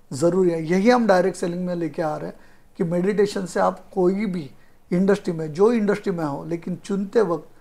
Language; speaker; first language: Hindi; non-native, local second language; Marathi